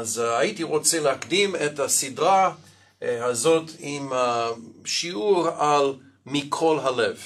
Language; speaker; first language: Hebrew; non-native, fluent; English